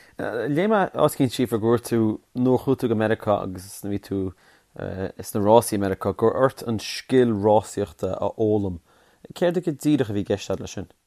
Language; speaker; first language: Irish; native; Irish